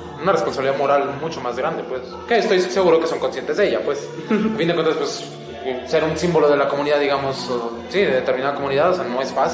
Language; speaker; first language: Spanish; native; Spanish